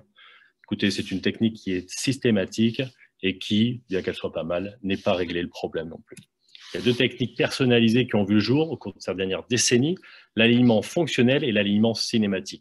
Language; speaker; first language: French; native; French